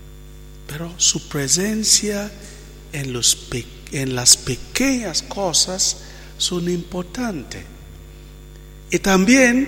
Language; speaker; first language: Spanish; non-native, fluent; Italian